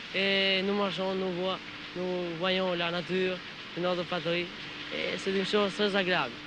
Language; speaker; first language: French; non-native, learner; Albanian